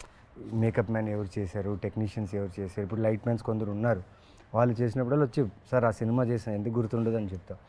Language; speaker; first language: Telugu; native; Telugu